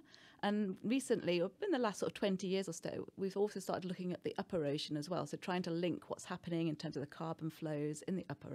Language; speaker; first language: English; native; English